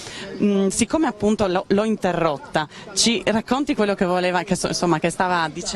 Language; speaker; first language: Italian; native; Italian